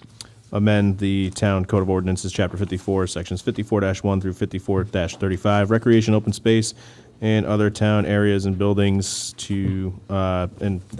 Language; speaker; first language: English; native; English